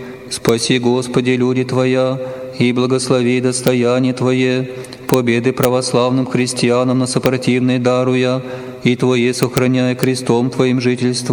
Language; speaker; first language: Russian; native; Russian